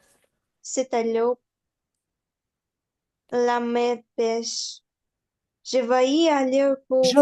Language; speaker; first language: French; non-native, learner; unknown